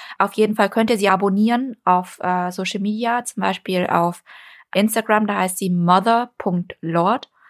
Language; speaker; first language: German; early bilingual, other home language; Vietnamese